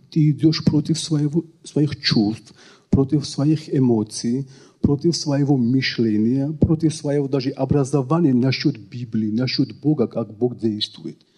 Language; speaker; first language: Russian; non-native, local second language; Georgian